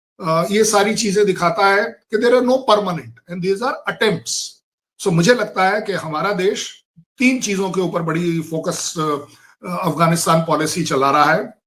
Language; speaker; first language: Hindi; native; Hindi